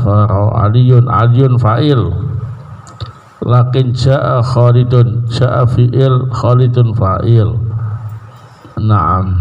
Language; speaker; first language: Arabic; non-native, fluent; Indonesian